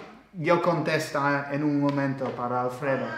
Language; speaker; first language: Spanish; non-native, learner; English